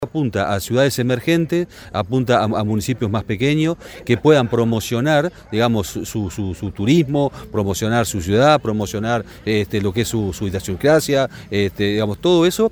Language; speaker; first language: Spanish; native; Spanish